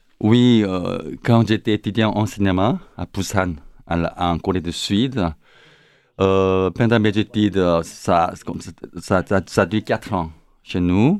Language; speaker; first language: French; non-native, learner; Korean